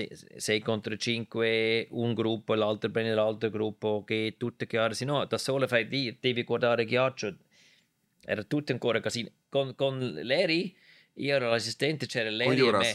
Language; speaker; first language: Italian; non-native, local second language; German